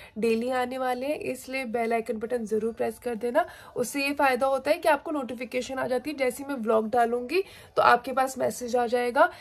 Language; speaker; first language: Hindi; native; Hindi